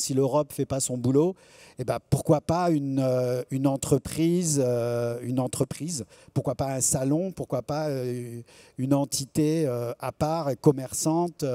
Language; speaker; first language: French; native; French